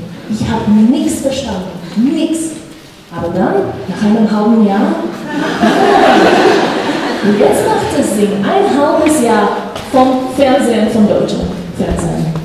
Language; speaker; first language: German; non-native, fluent; Slovak